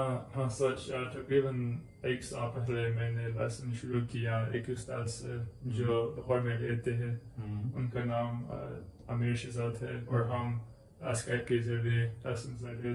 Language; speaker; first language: Hindi; non-native, learner; English